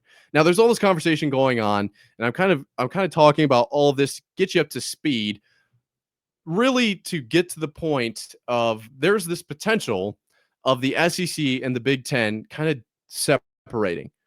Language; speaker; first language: English; native; English